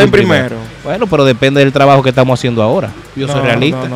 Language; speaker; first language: Spanish; native; Spanish